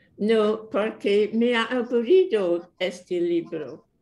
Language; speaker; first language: Spanish; non-native, fluent; English